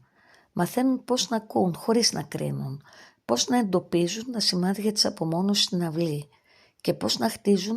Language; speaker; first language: Greek; native; Greek